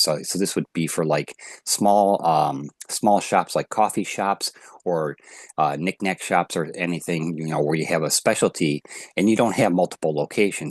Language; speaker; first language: English; native; English